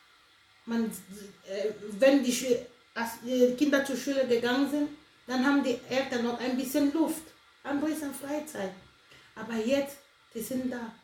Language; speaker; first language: German; non-native, fluent; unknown